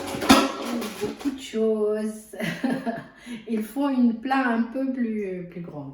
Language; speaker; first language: French; non-native, fluent; Arabic